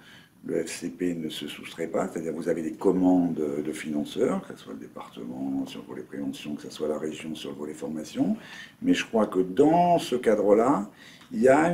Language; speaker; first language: French; native; French